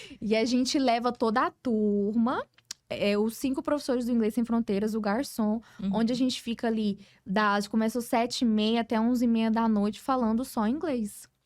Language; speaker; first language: Portuguese; early bilingual, heritage; Portuguese